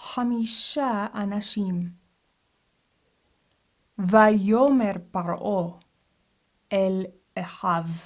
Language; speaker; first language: Hebrew; non-native, fluent; English